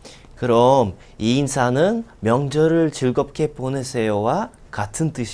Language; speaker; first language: Korean; non-native, fluent; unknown